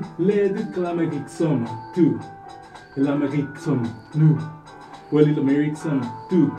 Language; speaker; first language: French; non-native, learner; Spanish